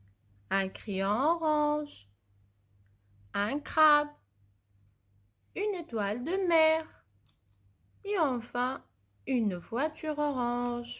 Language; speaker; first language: French; non-native, local second language; Arabic